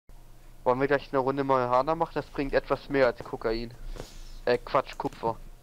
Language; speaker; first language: German; native; German